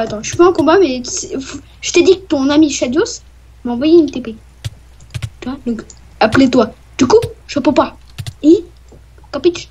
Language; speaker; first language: French; native; French